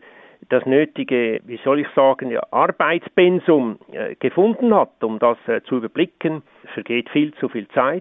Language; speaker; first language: German; native; German